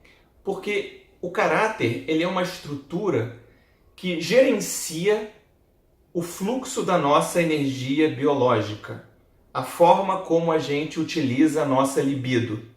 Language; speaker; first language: Portuguese; native; Portuguese